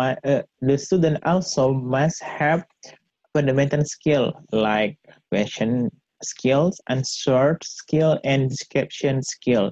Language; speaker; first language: English; non-native, learner; Indonesian